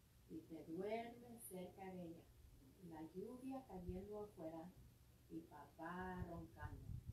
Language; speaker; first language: Spanish; early bilingual, heritage; Spanish